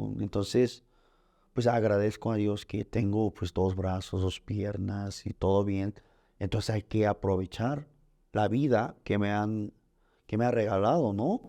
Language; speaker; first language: Spanish; early bilingual, other home language; Korean